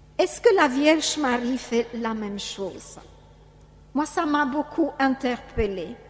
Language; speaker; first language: French; non-native, fluent; Polish